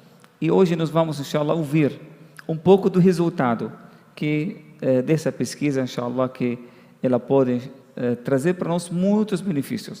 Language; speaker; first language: Portuguese; non-native, fluent; Arabic